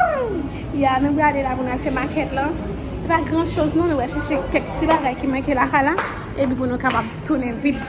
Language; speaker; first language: French; non-native, learner; Haitian Creole